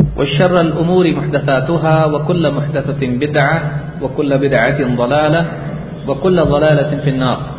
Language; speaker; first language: Urdu; native; Urdu